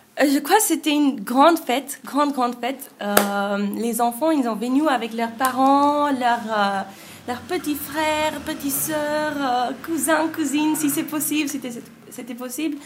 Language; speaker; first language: French; non-native, fluent; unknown